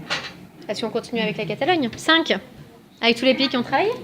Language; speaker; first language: French; native; French